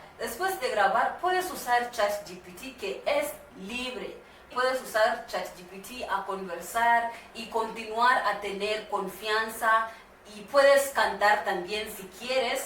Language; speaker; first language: Spanish; non-native, learner; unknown